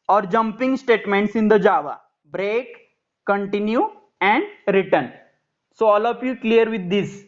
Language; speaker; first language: English; non-native, local second language; Marathi